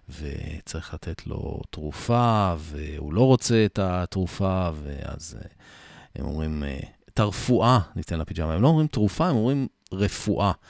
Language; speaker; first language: Hebrew; native; Hebrew